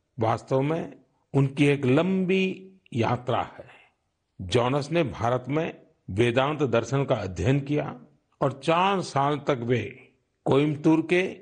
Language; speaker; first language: Hindi; non-native, local second language; Gujarati